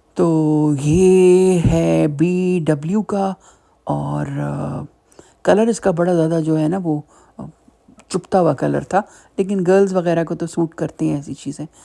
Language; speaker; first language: Urdu; native; Urdu